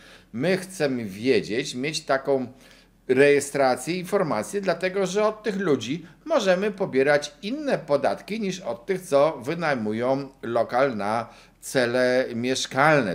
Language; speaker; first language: Polish; native; Polish